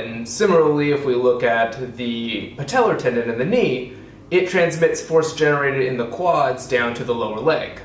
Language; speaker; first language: English; native; English